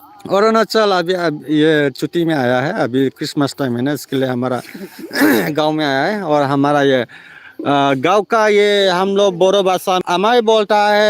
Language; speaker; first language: Hindi; non-native, local second language; Bodo